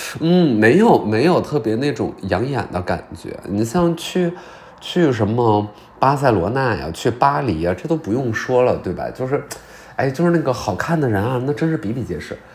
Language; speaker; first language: Chinese; native; Chinese